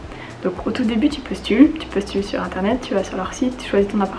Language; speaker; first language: French; native; French